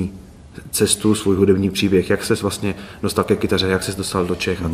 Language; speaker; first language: Czech; native; Czech